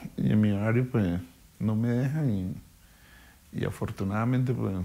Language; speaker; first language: Spanish; native; Spanish